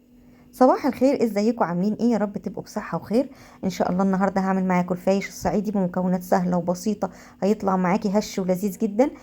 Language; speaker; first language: Arabic; native; Arabic